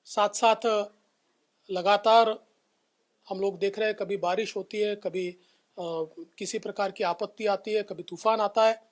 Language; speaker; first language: Hindi; non-native, local second language; Marathi